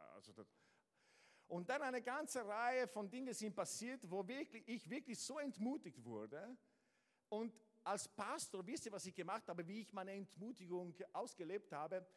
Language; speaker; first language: German; non-native, fluent; Italian